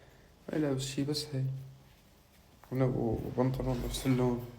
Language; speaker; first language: Arabic; native; Arabic